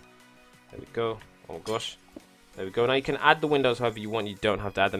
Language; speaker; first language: English; native; English